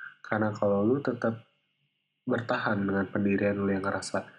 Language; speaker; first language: Indonesian; native; Indonesian